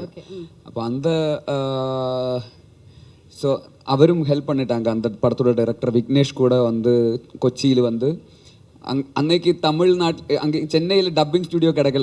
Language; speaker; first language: Tamil; non-native, learner; Malayalam